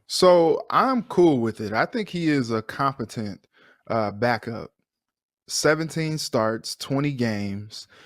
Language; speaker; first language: English; native; English